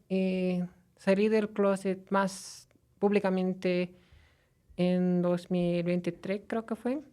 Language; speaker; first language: Spanish; non-native, fluent; English